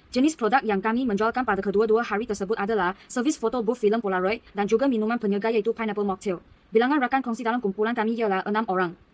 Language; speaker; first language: Malay; non-native, local second language; Chinese